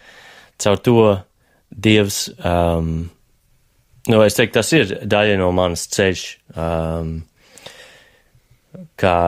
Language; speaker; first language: Latvian; non-native, fluent; English